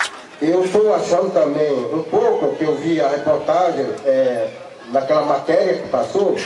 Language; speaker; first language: Portuguese; non-native, local second language; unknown